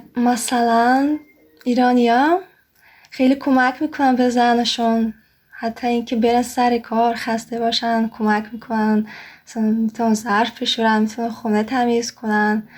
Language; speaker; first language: Persian; non-native, fluent; Russian